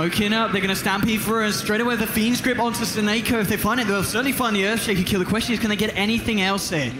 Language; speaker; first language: English; native; English